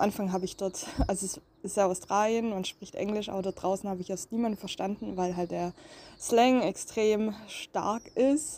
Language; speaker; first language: German; native; German